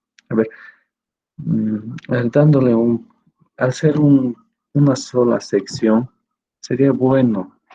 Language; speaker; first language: Spanish; native; Spanish